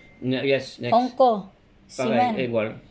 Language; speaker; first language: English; non-native, learner; French